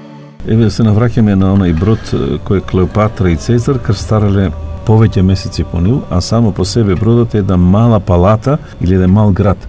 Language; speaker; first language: Macedonian; native; Macedonian